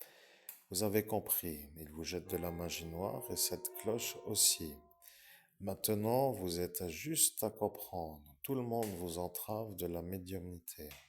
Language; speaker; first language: French; native; French